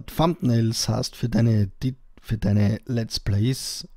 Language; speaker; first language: German; native; German